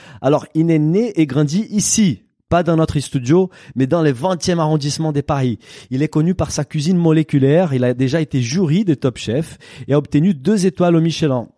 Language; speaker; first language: French; non-native, fluent; Portuguese